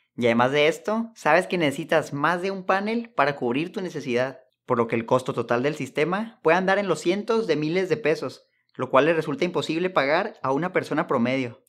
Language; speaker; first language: Spanish; native; Spanish